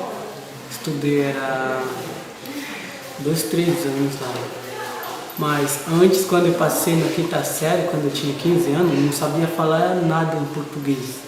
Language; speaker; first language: Portuguese; non-native, local second language; Guarani